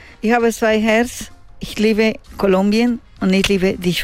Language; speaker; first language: German; non-native, learner; Spanish